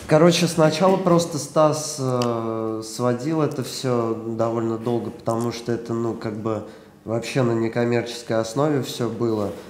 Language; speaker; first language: Russian; native; Russian